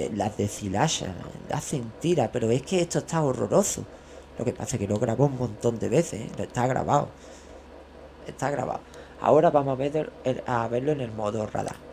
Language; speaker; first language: Spanish; native; Spanish